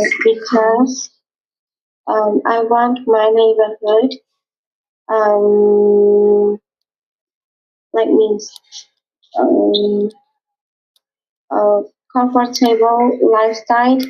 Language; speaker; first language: English; non-native, learner; Vietnamese